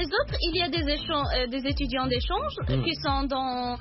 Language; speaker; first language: French; non-native, learner; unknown